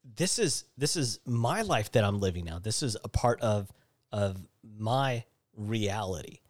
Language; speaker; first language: English; native; English